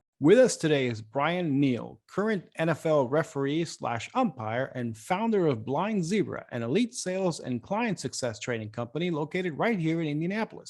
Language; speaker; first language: English; native; English